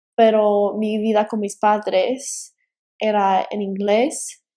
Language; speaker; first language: Spanish; early bilingual, heritage; Spanish